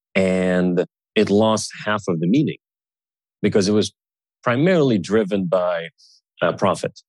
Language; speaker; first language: English; early bilingual, other home language; Russian